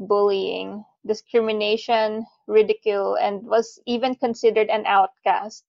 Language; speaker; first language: English; non-native, local second language; Filipino